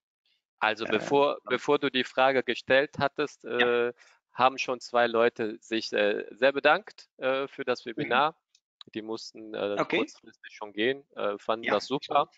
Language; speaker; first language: German; native; German